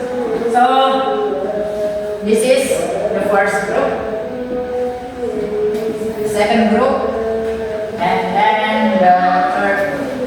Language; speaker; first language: English; non-native, fluent; Indonesian